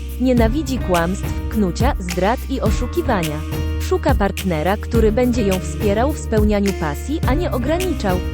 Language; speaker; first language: Polish; native; Polish